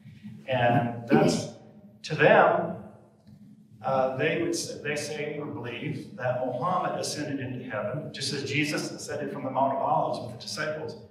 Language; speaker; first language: English; native; English